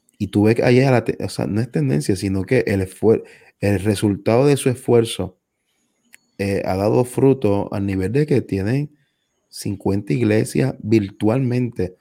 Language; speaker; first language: Spanish; native; Spanish